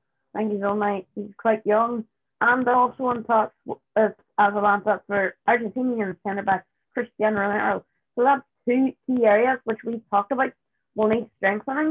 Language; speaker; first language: English; native; English